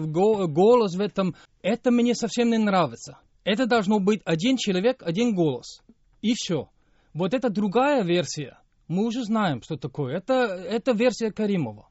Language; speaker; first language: Russian; non-native, fluent; English